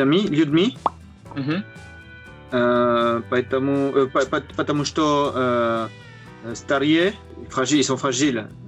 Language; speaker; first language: Russian; non-native, learner; French